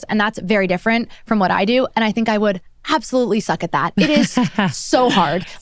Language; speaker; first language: English; native; English